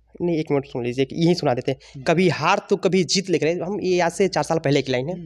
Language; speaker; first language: Hindi; native; Hindi